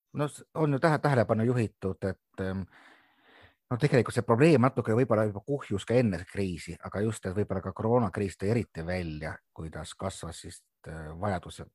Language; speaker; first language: Estonian; native; Estonian